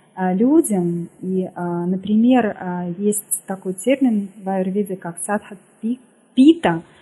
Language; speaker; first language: Russian; native; Russian